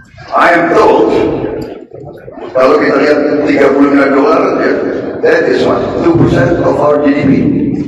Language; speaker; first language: English; non-native, fluent; Indonesian